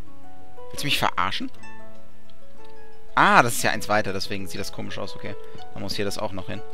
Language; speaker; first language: German; native; German